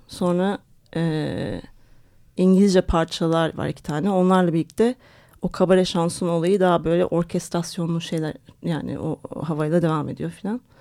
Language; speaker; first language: Turkish; early bilingual, heritage; Turkish